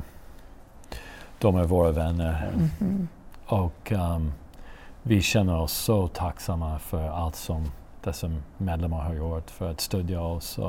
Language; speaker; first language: Swedish; non-native, fluent; English